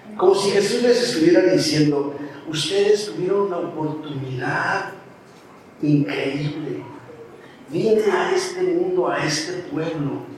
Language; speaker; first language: Spanish; native; Spanish